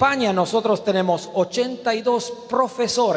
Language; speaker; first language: Spanish; non-native, learner; Romanian